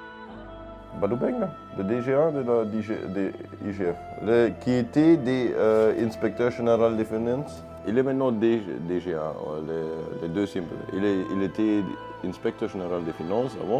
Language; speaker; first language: French; non-native, learner; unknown